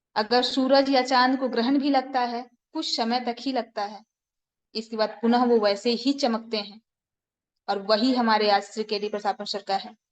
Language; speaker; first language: Hindi; native; Hindi